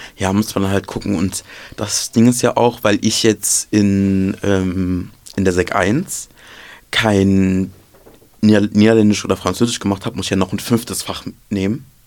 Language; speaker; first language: German; native; German